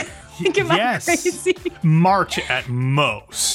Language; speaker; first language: English; native; English